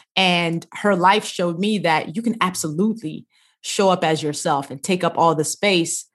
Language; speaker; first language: English; early bilingual, other home language; Yoruba